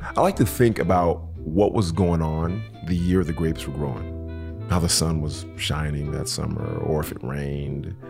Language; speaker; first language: English; native; English